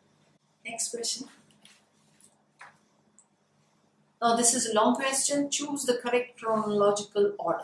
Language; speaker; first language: English; non-native, local second language; Hindi